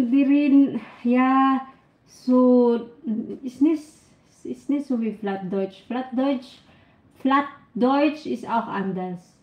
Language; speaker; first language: German; non-native, learner; Filipino